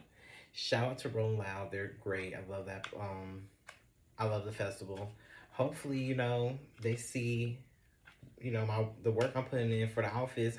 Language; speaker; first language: English; native; English